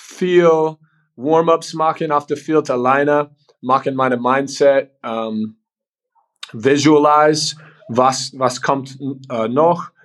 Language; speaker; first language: German; non-native, learner; English